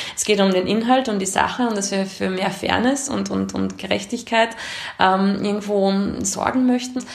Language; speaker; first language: German; early bilingual, other home language; Hungarian